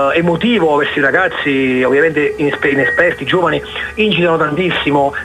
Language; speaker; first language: Italian; native; Italian